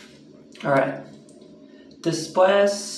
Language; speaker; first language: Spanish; non-native, learner; English